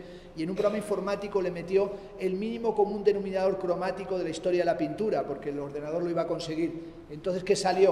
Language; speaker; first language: Spanish; native; Spanish